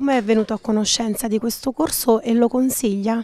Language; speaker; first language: Italian; native; Italian